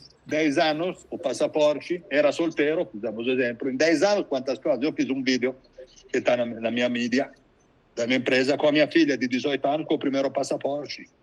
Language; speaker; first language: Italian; non-native, fluent; Portuguese